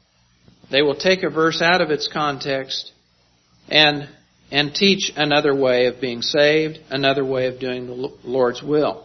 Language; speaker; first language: English; native; English